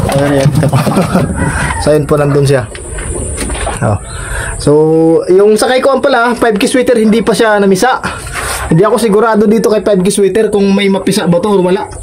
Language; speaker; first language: Filipino; non-native, local second language; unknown